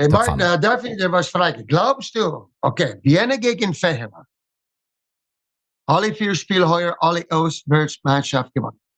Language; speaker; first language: German; non-native, fluent; English